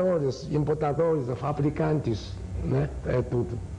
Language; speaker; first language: Portuguese; non-native, learner; Chinese